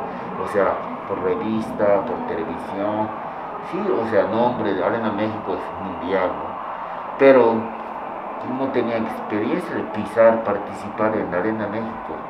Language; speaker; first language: Spanish; non-native, fluent; Japanese